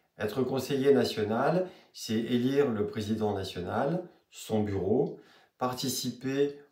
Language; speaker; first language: French; native; French